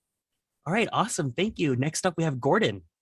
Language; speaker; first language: English; native; English